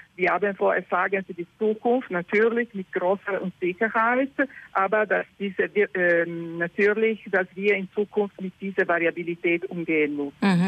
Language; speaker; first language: German; non-native, learner; Italian